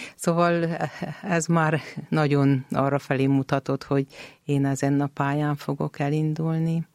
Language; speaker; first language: Hungarian; native; Hungarian